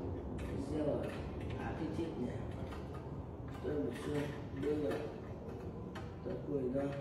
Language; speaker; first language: Russian; non-native, learner; Turkmen